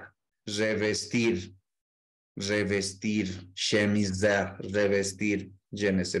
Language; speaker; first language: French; non-native, learner; Spanish